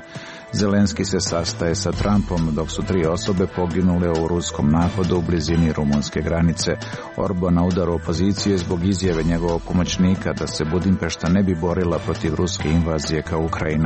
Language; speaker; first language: Serbian; native; Serbian